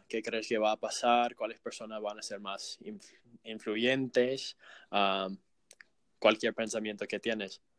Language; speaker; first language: Spanish; non-native, fluent; English